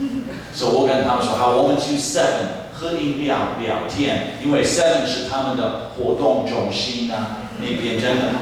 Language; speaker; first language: Chinese; non-native, fluent; English